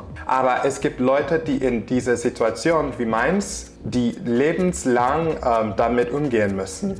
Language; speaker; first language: German; non-native, fluent; English